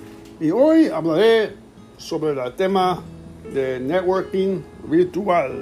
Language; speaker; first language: Spanish; early bilingual, heritage; English